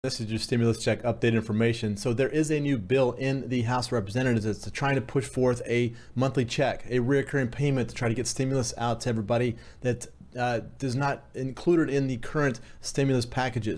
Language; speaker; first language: English; native; English